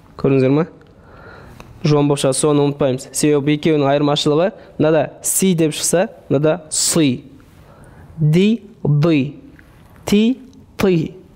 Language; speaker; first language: Kazakh; native; Kazakh